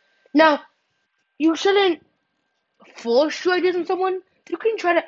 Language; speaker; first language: English; native; English